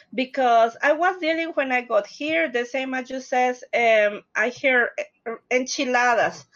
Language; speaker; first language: English; non-native, learner; Spanish